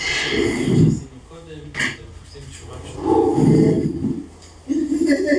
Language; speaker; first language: Hebrew; native; Hebrew